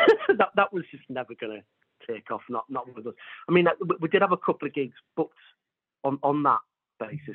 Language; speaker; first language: English; native; English